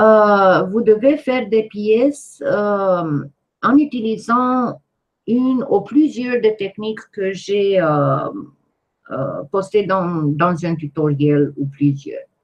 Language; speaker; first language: French; non-native, fluent; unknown